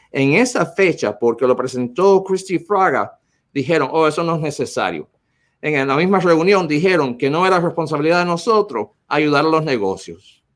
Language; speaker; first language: Spanish; early bilingual, heritage; Spanish